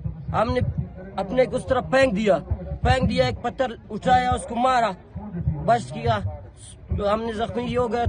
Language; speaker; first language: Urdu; non-native, local second language; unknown